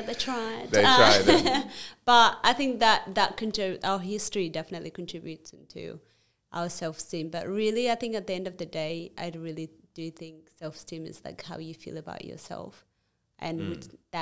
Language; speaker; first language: English; non-native, fluent; Amharic